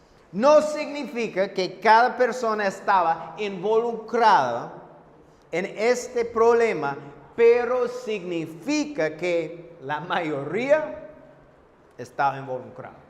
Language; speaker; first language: Spanish; non-native, fluent; English